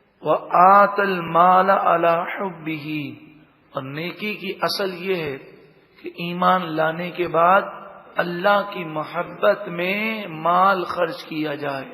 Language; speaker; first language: Urdu; native; Urdu